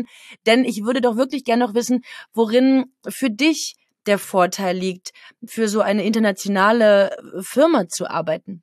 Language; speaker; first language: German; native; German